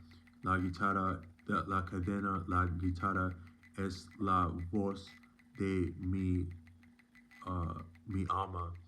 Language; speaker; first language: Spanish; non-native, learner; English